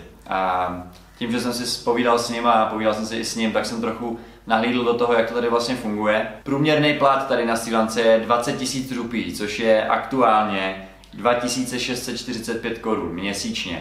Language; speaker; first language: Czech; native; Czech